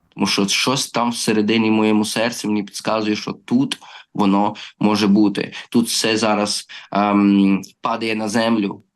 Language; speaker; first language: Ukrainian; early bilingual, heritage; Ukrainian